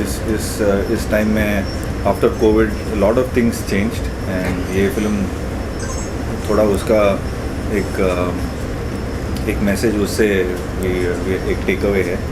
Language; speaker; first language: Hindi; non-native, local second language; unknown